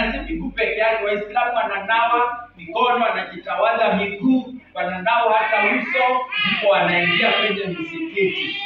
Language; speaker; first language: Swahili; native; Swahili